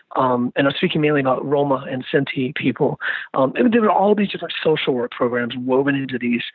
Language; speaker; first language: English; native; English